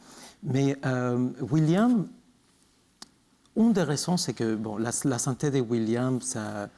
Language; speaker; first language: French; non-native, fluent; Spanish